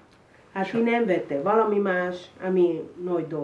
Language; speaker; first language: Hungarian; non-native, learner; Spanish